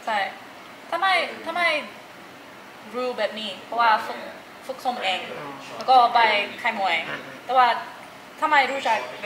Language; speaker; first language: Thai; non-native, fluent; English